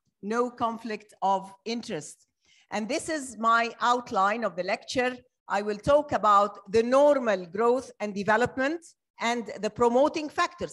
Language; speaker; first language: English; non-native, fluent; Arabic